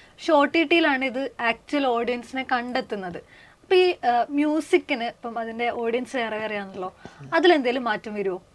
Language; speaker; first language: Malayalam; native; Malayalam